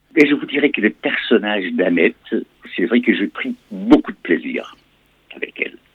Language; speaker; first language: French; non-native, fluent; German